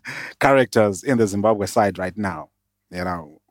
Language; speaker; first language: English; non-native, local second language; Shona